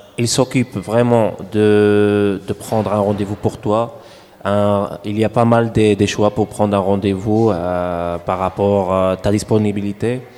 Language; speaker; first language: French; non-native, local second language; Arabic